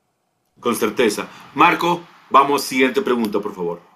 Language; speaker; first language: Portuguese; non-native, fluent; Spanish